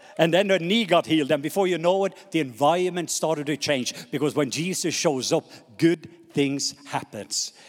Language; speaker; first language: English; non-native, fluent; Norwegian